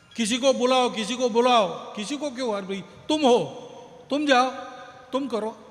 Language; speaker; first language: Hindi; non-native, local second language; Marathi